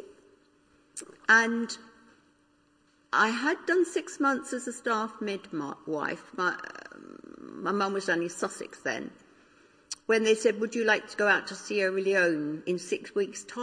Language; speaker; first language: English; native; English